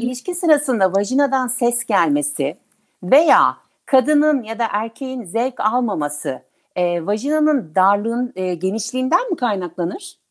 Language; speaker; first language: Turkish; native; Turkish